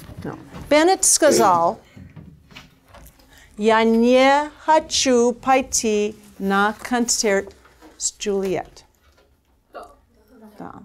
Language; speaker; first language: Russian; non-native, fluent; English